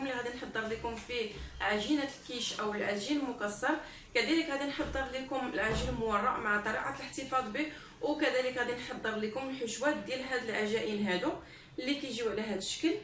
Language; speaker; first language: Arabic; native; Arabic